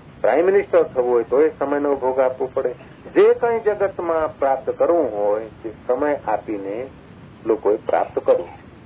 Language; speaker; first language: Gujarati; non-native, local second language; Sindhi